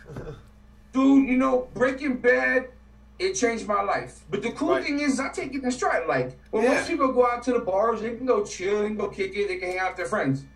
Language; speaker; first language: English; native; English